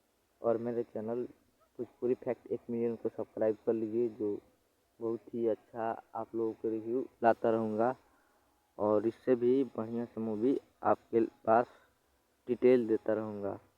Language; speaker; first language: Hindi; non-native, local second language; Bhojpuri